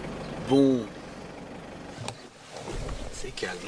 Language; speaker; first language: French; native; French